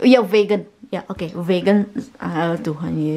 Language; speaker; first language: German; non-native, learner; Indonesian